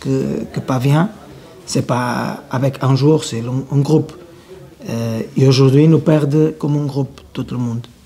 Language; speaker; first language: French; non-native, learner; Portuguese